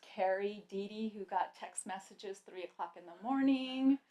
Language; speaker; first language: English; early bilingual, other home language; Punjabi